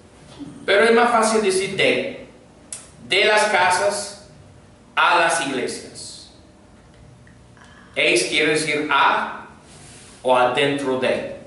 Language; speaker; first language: Spanish; non-native, fluent; English